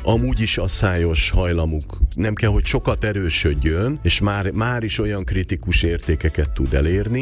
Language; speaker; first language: Hungarian; native; Hungarian